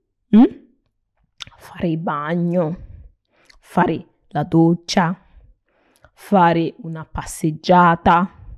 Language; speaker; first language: Italian; non-native, fluent; Nigerian Pidgin